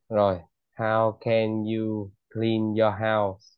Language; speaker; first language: English; non-native, fluent; Vietnamese